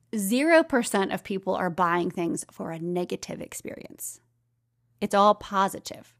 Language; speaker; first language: English; native; English